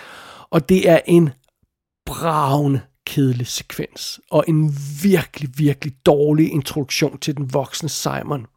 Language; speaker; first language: Danish; native; Danish